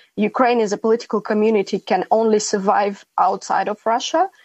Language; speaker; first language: English; non-native, fluent; Ukrainian